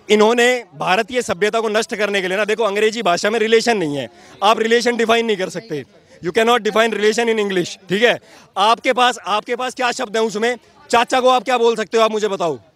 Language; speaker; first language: Hindi; native; Hindi